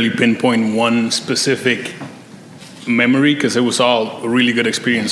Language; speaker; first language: English; early bilingual, other home language; Spanish